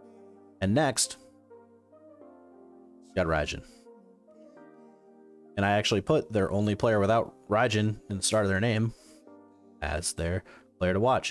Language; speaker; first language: English; native; English